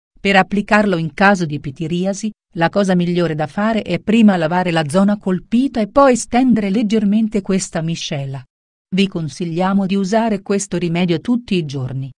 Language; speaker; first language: Italian; native; Italian